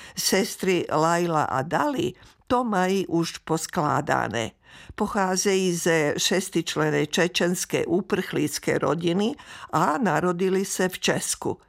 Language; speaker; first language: Czech; native; Czech